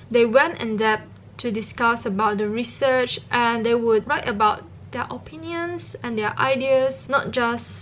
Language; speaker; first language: English; non-native, local second language; Chinese